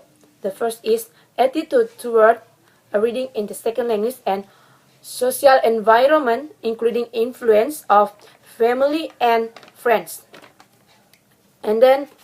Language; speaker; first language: English; non-native, learner; Indonesian